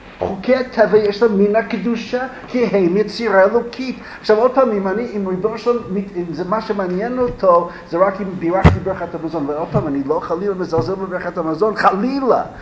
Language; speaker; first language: Hebrew; non-native, fluent; English